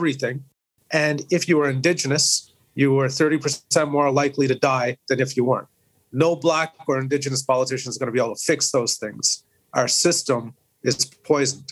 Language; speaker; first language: English; native; English